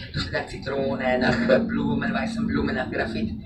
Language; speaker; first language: German; non-native, fluent; Czech